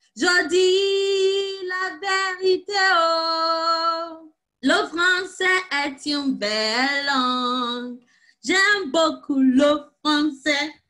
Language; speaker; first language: French; non-native, fluent; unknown